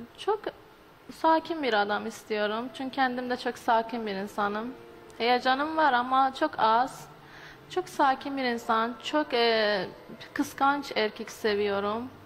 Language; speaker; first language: Turkish; non-native, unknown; Azerbaijani